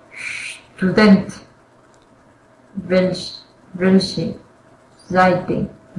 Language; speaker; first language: German; non-native, learner; Spanish